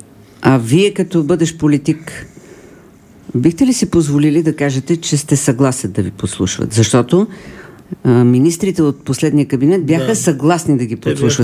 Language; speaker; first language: Bulgarian; native; Bulgarian